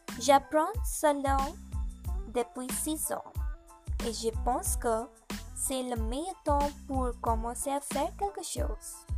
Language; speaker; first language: French; non-native, learner; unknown